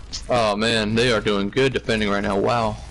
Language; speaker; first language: English; native; English